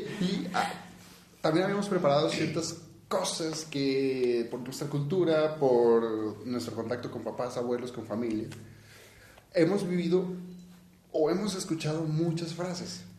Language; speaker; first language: Spanish; native; Spanish